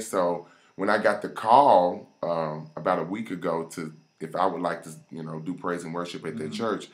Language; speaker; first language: English; native; English